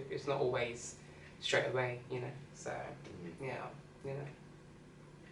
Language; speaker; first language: English; native; English